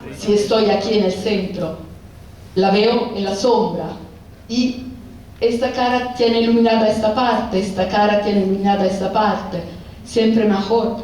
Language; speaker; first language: Spanish; non-native, fluent; Italian